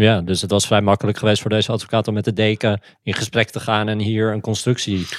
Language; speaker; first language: Dutch; native; Dutch